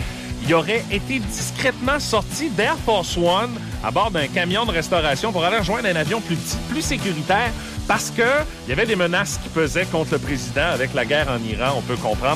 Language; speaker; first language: French; native; French